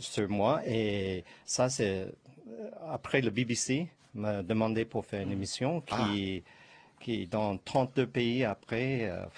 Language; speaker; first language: French; non-native, learner; Chinese